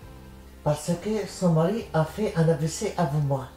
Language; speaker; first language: French; non-native, learner; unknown